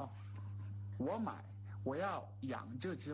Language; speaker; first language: Chinese; non-native, learner; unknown